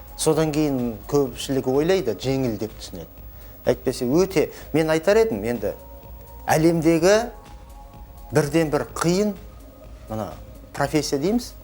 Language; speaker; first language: Kazakh; native; Kazakh